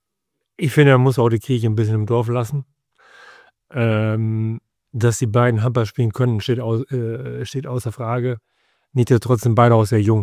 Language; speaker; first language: German; native; German